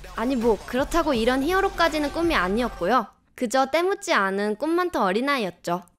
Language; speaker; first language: Korean; native; Korean